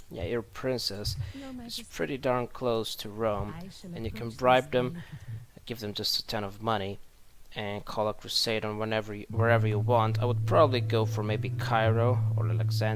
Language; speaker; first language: English; non-native, fluent; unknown